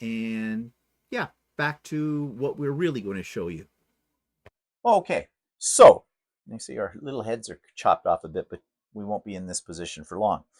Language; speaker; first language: English; native; English